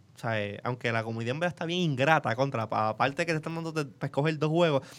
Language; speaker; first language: Spanish; native; Spanish